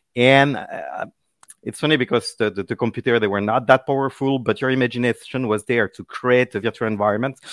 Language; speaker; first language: English; non-native, fluent; French